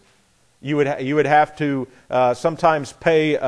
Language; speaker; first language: English; native; English